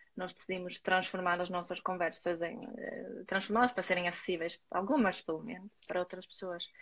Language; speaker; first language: Portuguese; non-native, fluent; Swedish